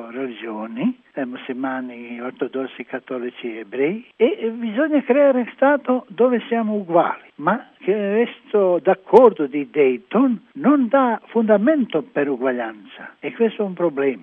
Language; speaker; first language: Italian; non-native, learner; Croatian